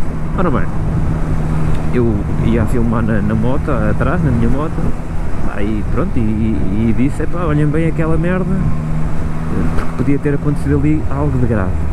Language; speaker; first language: Portuguese; native; Portuguese